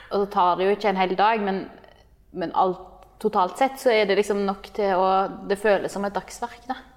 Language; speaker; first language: Norwegian; native; Norwegian